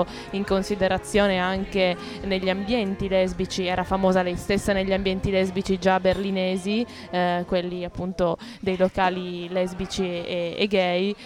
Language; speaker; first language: Italian; native; Italian